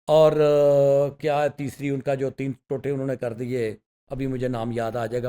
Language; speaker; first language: Urdu; non-native, local second language; Punjabi